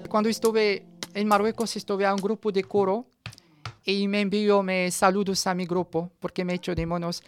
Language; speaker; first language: Spanish; non-native, learner; Arabic